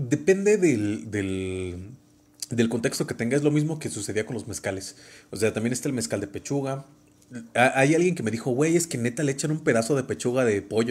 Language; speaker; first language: Spanish; native; Spanish